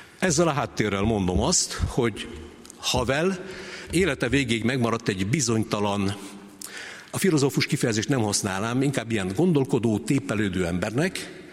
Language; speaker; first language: Hungarian; native; Hungarian